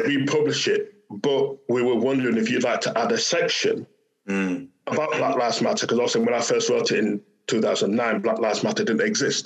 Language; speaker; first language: English; native; English